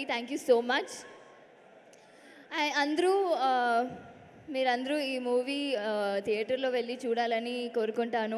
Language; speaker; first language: Telugu; non-native, learner; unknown